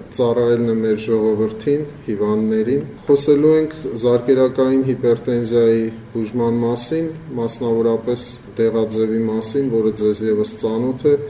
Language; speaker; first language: Armenian; native; Armenian